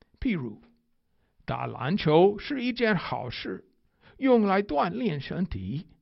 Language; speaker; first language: Chinese; non-native, fluent; English